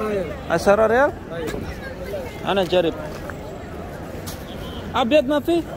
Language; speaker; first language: Arabic; non-native, learner; Indonesian